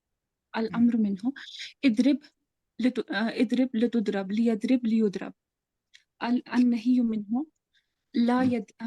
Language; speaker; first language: Arabic; non-native, learner; Urdu